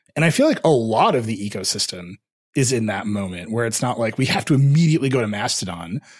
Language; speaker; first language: English; early bilingual, other home language; Hindi